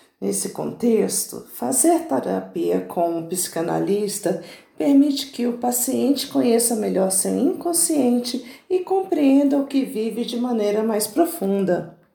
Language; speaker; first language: Portuguese; native; Portuguese